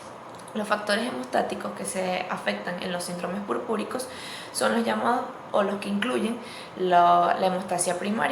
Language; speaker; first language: Spanish; native; Spanish